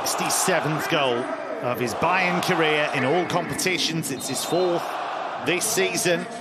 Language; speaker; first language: English; native; English